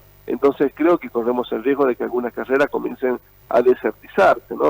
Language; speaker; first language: Spanish; native; Spanish